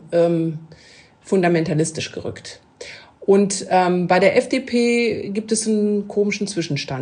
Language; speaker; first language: German; native; German